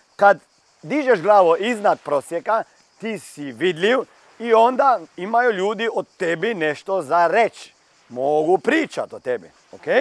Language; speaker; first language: Croatian; early bilingual, heritage; Croatian